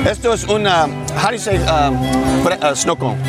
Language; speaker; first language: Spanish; non-native, learner; English